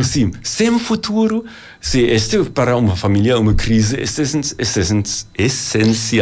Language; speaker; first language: Portuguese; non-native, learner; German